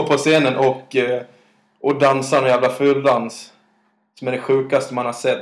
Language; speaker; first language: Swedish; native; Swedish